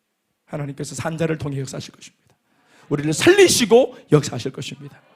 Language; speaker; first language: Korean; native; Korean